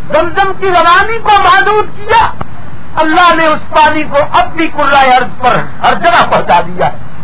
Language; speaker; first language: Urdu; native; Urdu